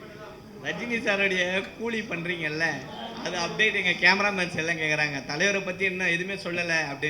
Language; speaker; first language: Tamil; native; Tamil